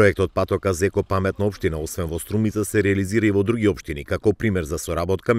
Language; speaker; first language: Macedonian; native; Macedonian